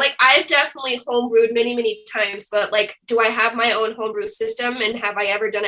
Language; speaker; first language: English; native; English